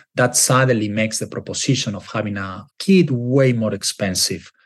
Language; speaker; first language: English; non-native, fluent; Spanish